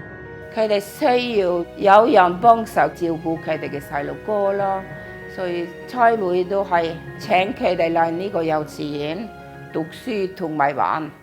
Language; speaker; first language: Cantonese; non-native, fluent; Norwegian